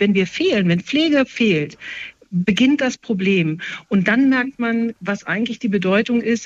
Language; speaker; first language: German; native; German